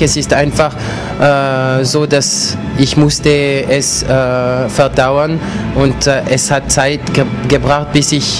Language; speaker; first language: German; non-native, local second language; French